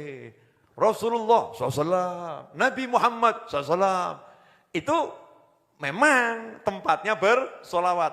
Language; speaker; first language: Indonesian; native; Indonesian